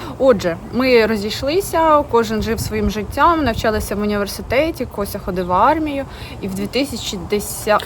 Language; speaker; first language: Ukrainian; non-native, local second language; Russian